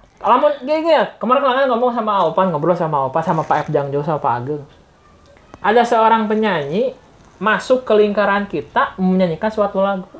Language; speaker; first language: Indonesian; non-native, local second language; Sundanese